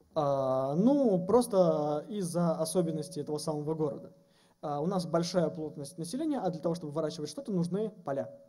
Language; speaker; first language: Russian; native; Russian